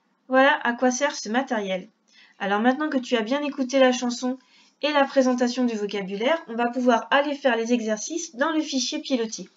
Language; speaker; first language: French; native; French